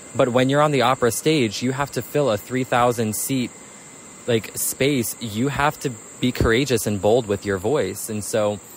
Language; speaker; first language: English; native; English